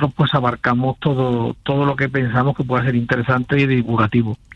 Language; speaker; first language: Spanish; native; Spanish